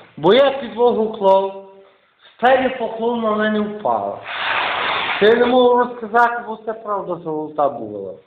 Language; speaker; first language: Ukrainian; native; Ukrainian